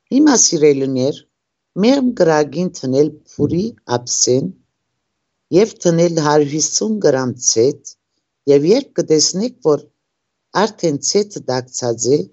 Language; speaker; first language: Armenian; early bilingual, heritage; Armenian